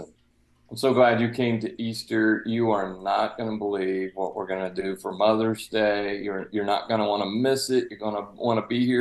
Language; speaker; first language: English; native; English